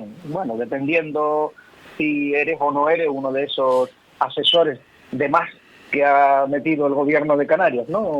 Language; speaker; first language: Spanish; native; Spanish